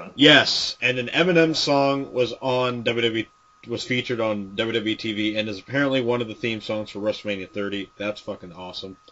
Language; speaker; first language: English; native; English